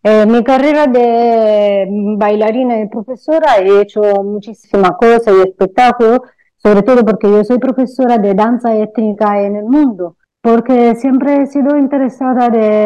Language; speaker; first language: Spanish; non-native, fluent; Italian